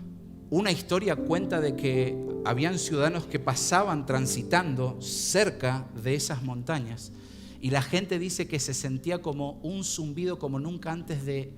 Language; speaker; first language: Spanish; native; Spanish